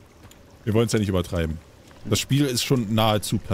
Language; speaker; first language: German; native; German